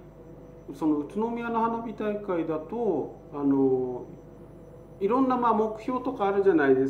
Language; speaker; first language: Japanese; native; Japanese